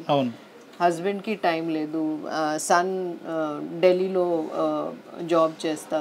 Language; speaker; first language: Telugu; non-native, learner; Hindi